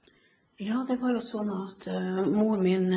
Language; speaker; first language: Norwegian; non-native, local second language; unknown